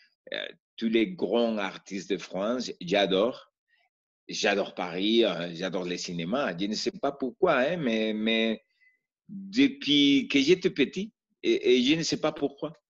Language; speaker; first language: French; non-native, learner; Spanish